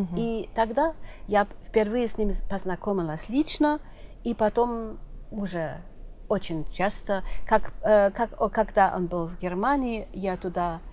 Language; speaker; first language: Russian; non-native, fluent; German